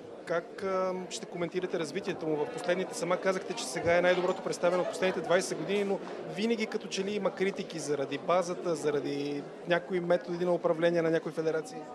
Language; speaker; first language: Bulgarian; native; Bulgarian